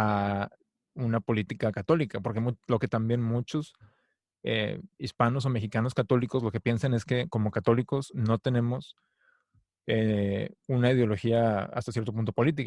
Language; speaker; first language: Spanish; native; Spanish